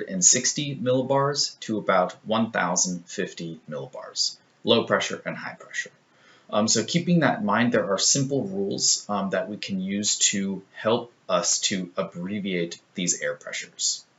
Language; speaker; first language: English; native; English